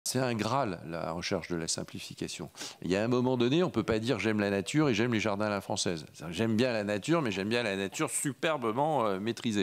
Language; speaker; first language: French; native; French